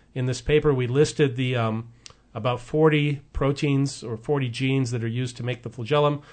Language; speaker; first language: English; native; English